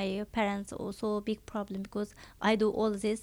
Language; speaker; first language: English; non-native, learner; Chinese